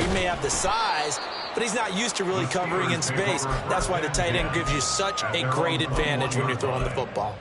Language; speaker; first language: English; native; English